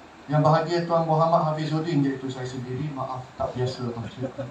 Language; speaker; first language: Malay; non-native, local second language; Chinese